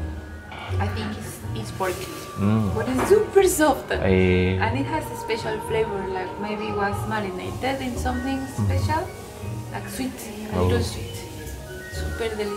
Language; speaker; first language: English; non-native, learner; Spanish